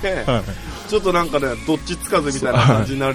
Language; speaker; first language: Japanese; native; Japanese